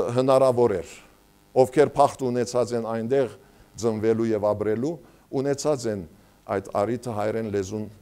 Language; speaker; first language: Armenian; early bilingual, heritage; Armenian